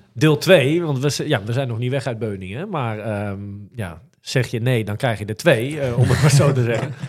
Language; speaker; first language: Dutch; native; Dutch